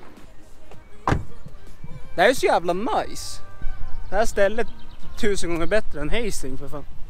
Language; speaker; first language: Swedish; native; Swedish